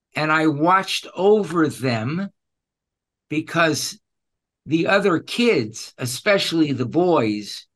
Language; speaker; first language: English; early bilingual, other home language; Spanish